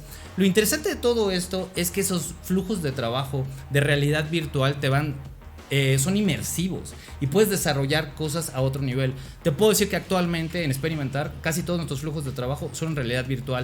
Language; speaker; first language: Spanish; native; Spanish